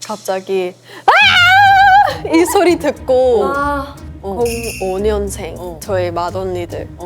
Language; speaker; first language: Korean; early bilingual, heritage; English